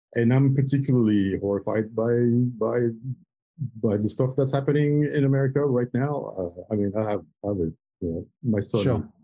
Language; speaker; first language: English; non-native, fluent; French